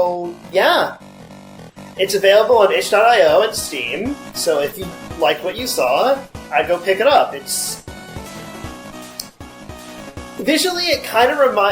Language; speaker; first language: English; native; English